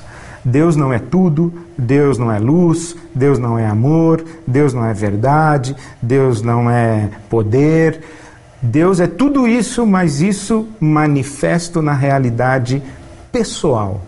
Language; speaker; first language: Portuguese; native; Portuguese